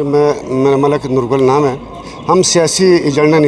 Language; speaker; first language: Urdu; non-native, local second language; Pashto